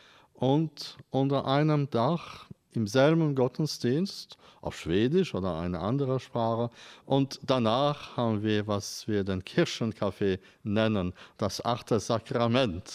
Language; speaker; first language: German; non-native, fluent; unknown